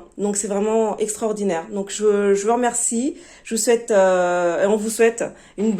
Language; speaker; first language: French; native; French